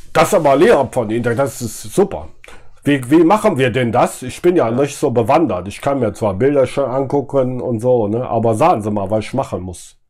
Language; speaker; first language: German; native; German